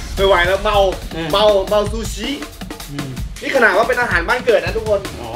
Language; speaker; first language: Thai; native; Thai